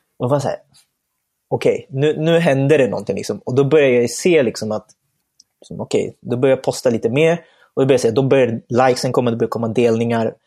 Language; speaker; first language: Swedish; early bilingual, other home language; Bangla